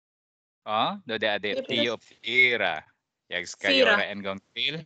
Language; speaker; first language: Swedish; non-native, fluent; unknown